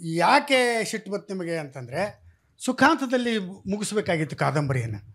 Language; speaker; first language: Kannada; native; Kannada